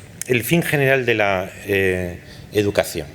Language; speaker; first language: Spanish; native; Spanish